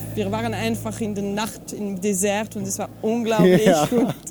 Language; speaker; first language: German; non-native, fluent; French